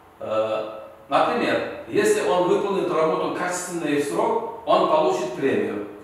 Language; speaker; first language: Russian; non-native, local second language; Uzbek